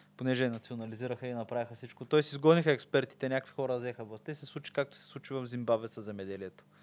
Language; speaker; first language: Bulgarian; native; Bulgarian